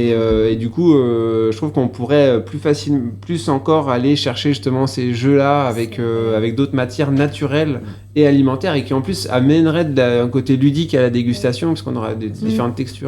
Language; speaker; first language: French; native; French